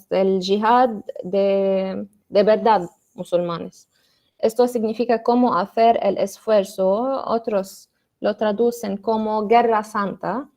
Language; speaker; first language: Spanish; non-native, learner; Arabic